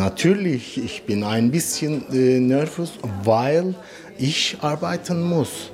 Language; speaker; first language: German; non-native, learner; Turkish